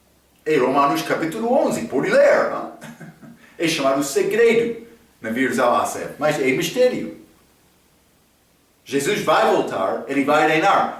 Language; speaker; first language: Portuguese; non-native, fluent; English